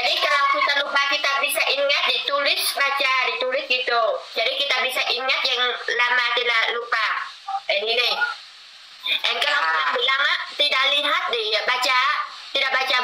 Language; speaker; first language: Indonesian; non-native, learner; Vietnamese